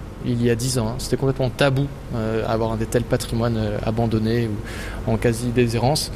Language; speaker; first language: French; native; French